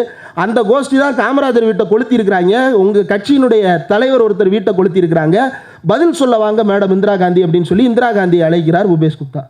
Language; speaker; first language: Tamil; native; Tamil